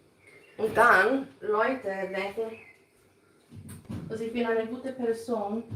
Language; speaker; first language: German; non-native, learner; Romanian